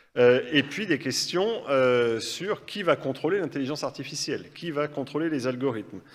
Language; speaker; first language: French; native; French